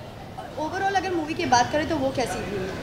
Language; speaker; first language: Hindi; native; Hindi